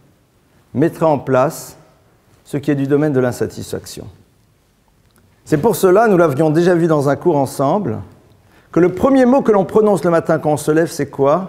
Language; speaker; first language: French; native; French